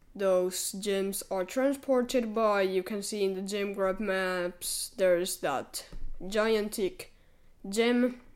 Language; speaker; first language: English; non-native, fluent; Finnish